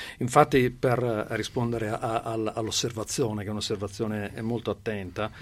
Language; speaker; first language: Italian; native; Italian